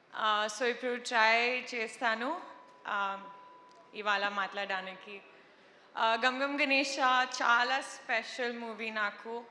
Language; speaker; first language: Telugu; non-native, learner; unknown